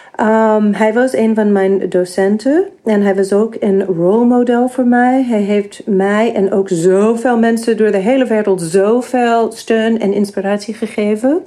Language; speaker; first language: Dutch; non-native, fluent; English